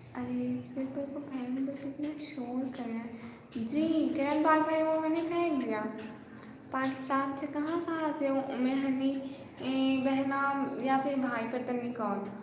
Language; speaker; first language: Urdu; non-native, local second language; Saraiki